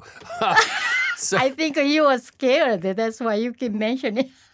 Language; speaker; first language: English; non-native, fluent; Korean